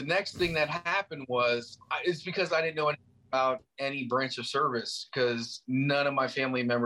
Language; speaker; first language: English; native; English